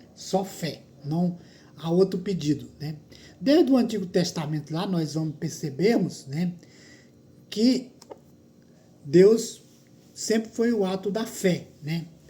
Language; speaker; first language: Portuguese; native; Portuguese